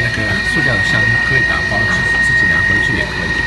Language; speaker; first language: Chinese; non-native, fluent; Japanese